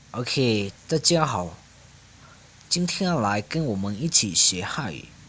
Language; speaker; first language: Chinese; non-native, fluent; Lao